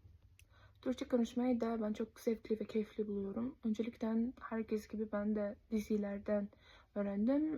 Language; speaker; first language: Turkish; non-native, fluent; Uzbek